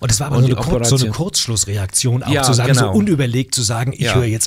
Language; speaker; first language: German; native; German